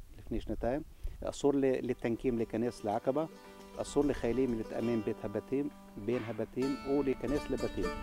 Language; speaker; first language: Hebrew; non-native, local second language; Arabic